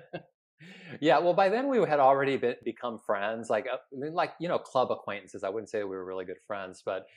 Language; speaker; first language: English; early bilingual, other home language; Spanish